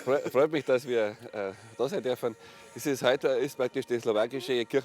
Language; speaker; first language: German; native; German